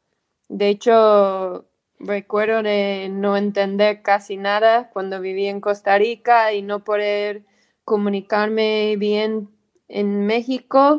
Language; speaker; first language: Spanish; non-native, fluent; English